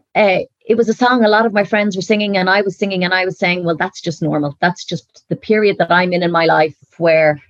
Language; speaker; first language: English; native; English